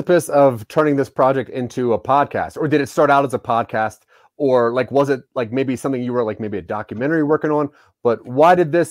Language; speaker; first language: English; native; English